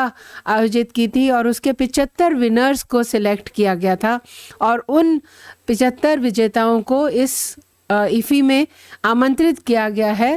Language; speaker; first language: Hindi; native; Hindi